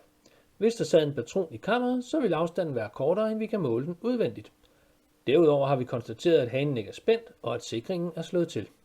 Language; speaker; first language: Danish; native; Danish